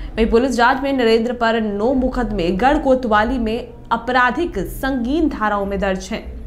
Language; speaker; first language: Hindi; native; Hindi